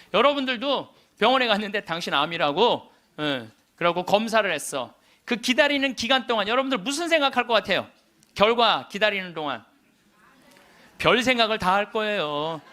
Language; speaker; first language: Korean; native; Korean